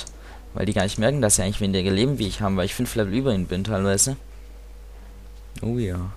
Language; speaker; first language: German; native; German